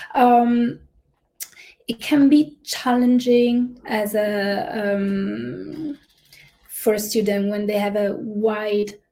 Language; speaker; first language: English; non-native, fluent; Italian